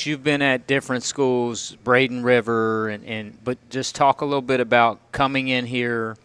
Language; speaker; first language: English; native; English